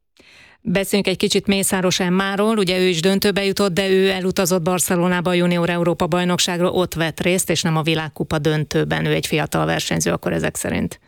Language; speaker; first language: Hungarian; native; Hungarian